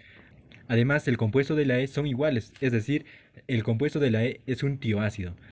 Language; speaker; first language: Spanish; native; Spanish